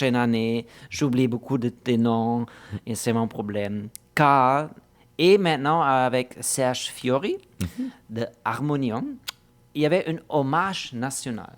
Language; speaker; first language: French; non-native, fluent; German